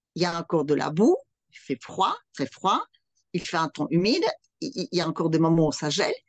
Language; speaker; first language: French; non-native, fluent; Russian